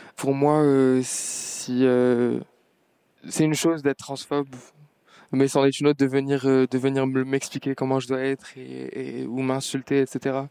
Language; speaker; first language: French; non-native, local second language; Arabic